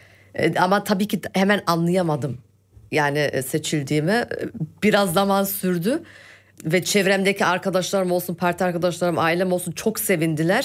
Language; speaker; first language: Turkish; early bilingual, heritage; Turkish